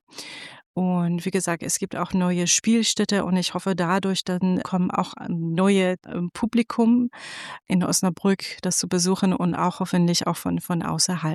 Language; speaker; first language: German; non-native, fluent; Persian